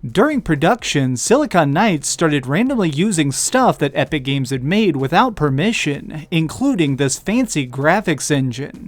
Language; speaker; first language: English; native; English